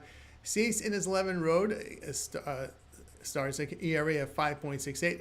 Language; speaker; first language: English; native; English